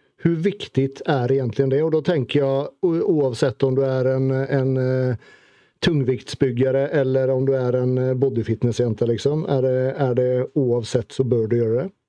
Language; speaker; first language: Swedish; native; Swedish